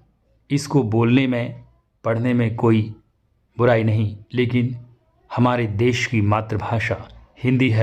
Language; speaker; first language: Hindi; native; Hindi